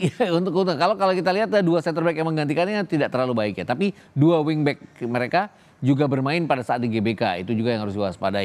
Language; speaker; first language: Indonesian; native; Indonesian